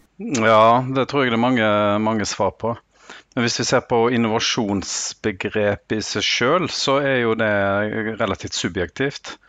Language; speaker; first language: Norwegian; native; Norwegian